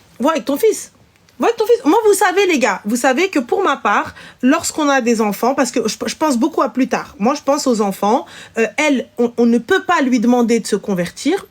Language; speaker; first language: French; early bilingual, other home language; Arabic